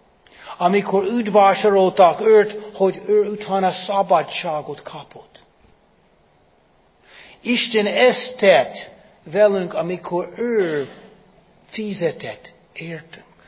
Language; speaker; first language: Hungarian; non-native, fluent; English